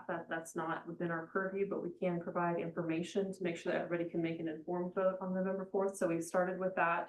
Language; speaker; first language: English; native; English